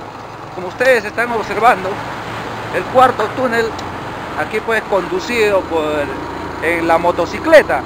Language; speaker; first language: Spanish; native; Spanish